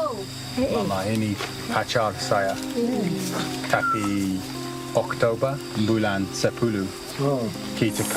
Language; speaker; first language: Indonesian; non-native, learner; English